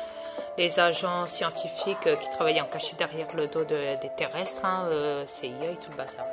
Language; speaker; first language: French; native; French